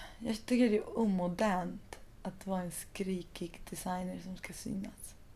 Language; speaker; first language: Swedish; early bilingual, other home language; Persian